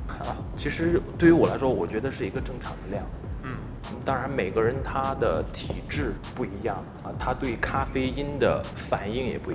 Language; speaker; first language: Chinese; native; Chinese